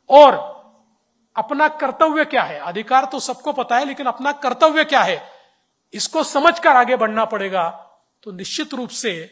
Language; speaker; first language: Hindi; non-native, local second language; Marathi